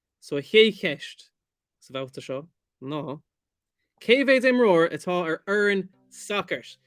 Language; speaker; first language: Irish; non-native, local second language; English